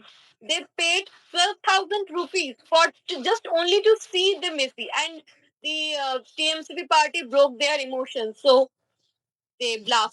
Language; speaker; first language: English; non-native, learner; Bangla